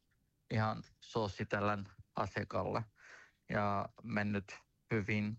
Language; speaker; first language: Finnish; non-native, learner; Turkish